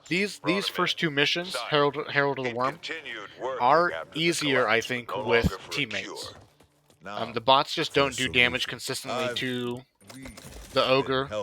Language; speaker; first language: English; native; English